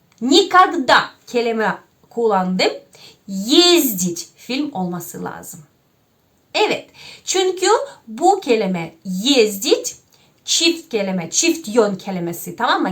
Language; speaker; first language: Turkish; non-native, fluent; Russian